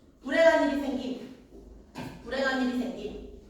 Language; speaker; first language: Korean; native; Korean